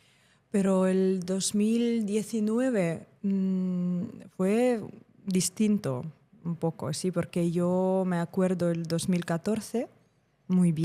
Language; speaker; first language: Spanish; non-native, fluent; Ukrainian